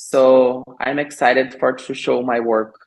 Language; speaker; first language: English; non-native, learner; Portuguese